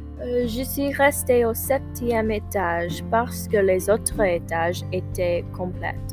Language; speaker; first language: French; non-native, learner; English